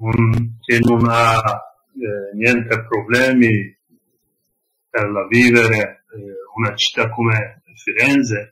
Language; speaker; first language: Italian; non-native, learner; Kurdish